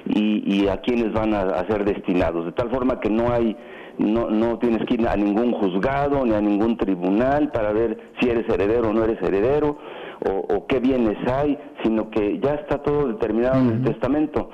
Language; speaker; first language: Spanish; native; Spanish